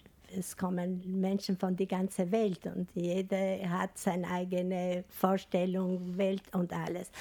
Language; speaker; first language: German; non-native, learner; Albanian